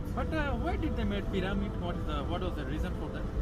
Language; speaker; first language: English; non-native, fluent; Bangla